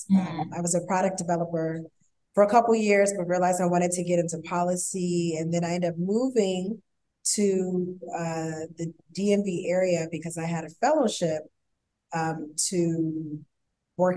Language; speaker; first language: English; native; English